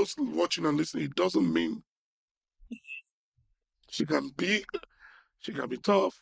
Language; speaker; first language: English; non-native, local second language; Yoruba